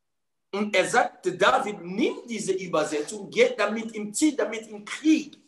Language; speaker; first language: German; non-native, fluent; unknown